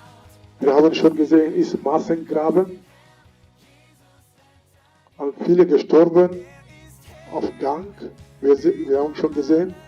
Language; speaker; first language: German; non-native, learner; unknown